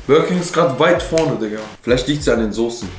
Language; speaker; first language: German; native; German